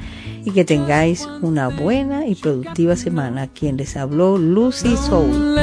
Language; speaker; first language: Spanish; native; Spanish